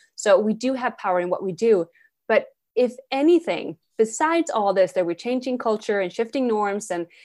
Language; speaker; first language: English; non-native, fluent; Swedish